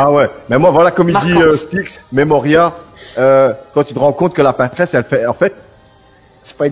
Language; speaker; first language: French; native; French